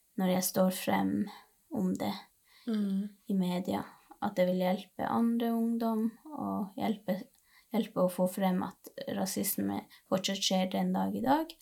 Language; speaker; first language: Norwegian; non-native, local second language; Northern Sami